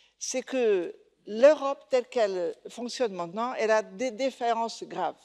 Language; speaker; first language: French; non-native, fluent; Portuguese